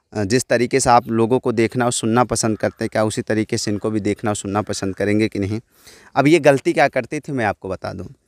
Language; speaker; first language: Hindi; native; Hindi